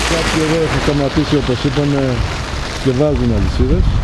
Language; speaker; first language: Greek; native; Greek